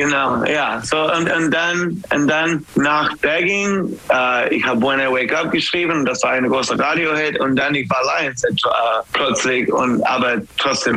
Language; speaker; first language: German; non-native, learner; English